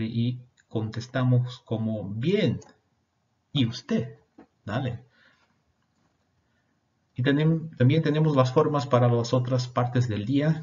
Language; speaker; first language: Spanish; non-native, fluent; Portuguese